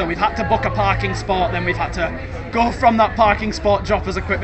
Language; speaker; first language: English; native; English